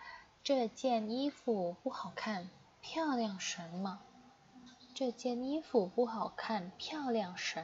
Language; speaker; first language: Chinese; non-native, fluent; Indonesian